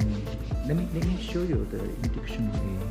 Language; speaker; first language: English; non-native, learner; Chinese